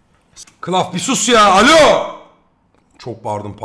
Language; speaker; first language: Turkish; native; Turkish